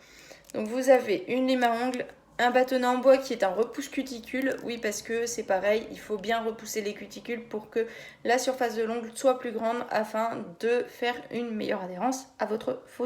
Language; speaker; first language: French; native; French